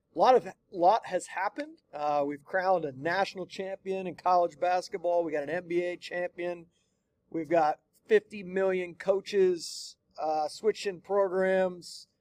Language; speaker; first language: English; native; English